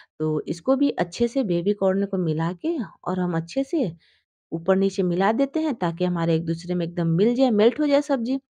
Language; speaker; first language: Hindi; native; Hindi